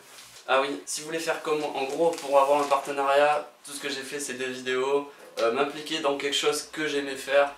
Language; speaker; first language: French; native; French